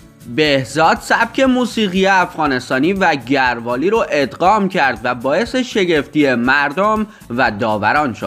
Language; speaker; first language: Persian; native; Persian